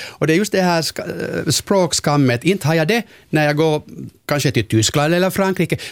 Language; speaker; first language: Swedish; non-native, local second language; Finnish